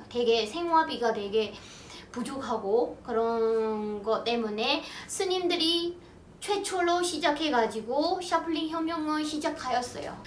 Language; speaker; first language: Korean; non-native, fluent; Burmese